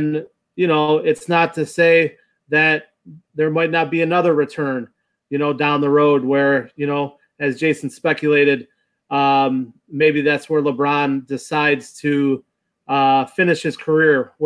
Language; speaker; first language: English; native; English